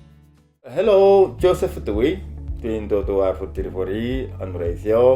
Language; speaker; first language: Welsh; non-native, fluent; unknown